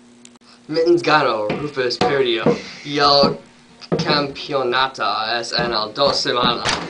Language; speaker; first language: Spanish; non-native, learner; English